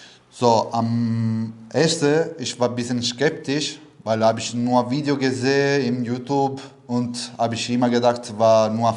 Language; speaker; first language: German; non-native, learner; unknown